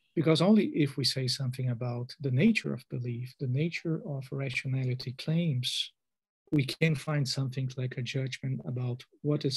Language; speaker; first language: English; non-native, fluent; Portuguese